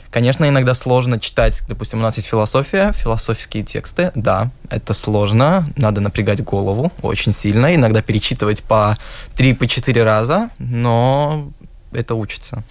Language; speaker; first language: Russian; native; Russian